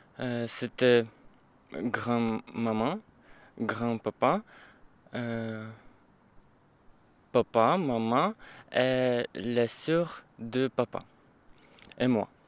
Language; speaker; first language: French; non-native, learner; Ukrainian